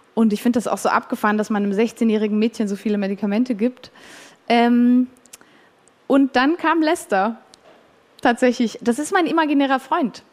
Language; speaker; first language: German; native; German